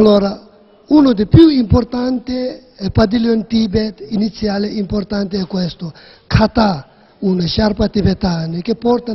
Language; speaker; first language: Italian; non-native, learner; Tibetan